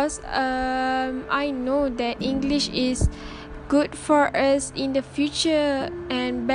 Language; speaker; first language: English; non-native, learner; Malay